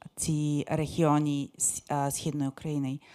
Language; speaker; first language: Ukrainian; non-native, fluent; English